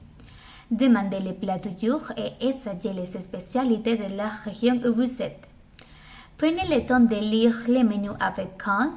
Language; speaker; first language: French; non-native, learner; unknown